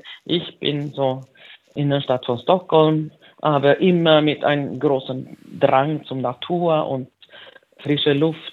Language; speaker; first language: German; non-native, fluent; Swedish